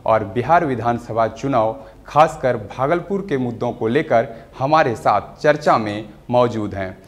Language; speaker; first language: Hindi; native; Hindi